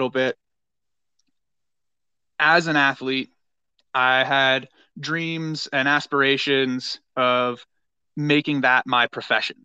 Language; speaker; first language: English; native; English